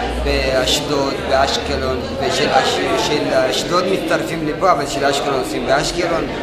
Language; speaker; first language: Hebrew; non-native, fluent; Tigrinya